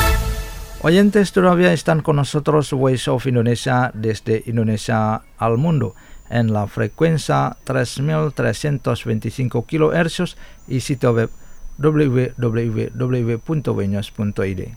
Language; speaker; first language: Spanish; non-native, fluent; Indonesian